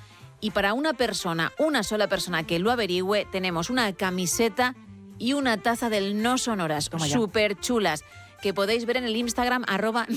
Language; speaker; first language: Spanish; native; Spanish